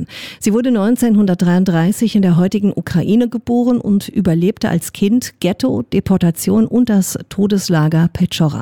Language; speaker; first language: German; native; German